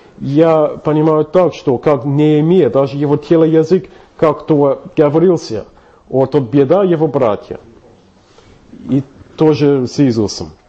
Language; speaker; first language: Russian; non-native, fluent; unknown